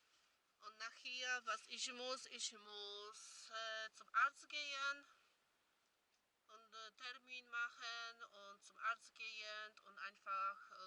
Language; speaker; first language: German; non-native, learner; Polish